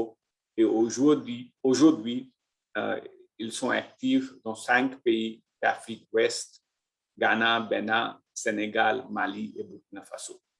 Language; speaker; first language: French; non-native, learner; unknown